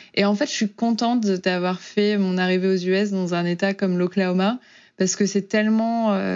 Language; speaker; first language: French; native; French